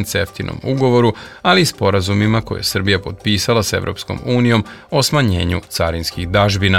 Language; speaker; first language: Serbian; native; Serbian